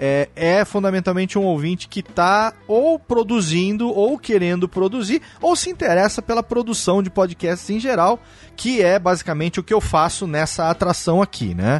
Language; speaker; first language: Portuguese; native; Portuguese